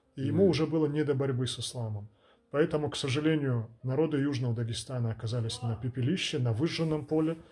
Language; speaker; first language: Russian; non-native, local second language; Lezghian